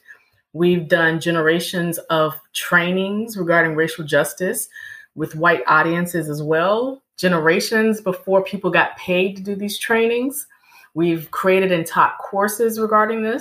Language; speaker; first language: English; native; English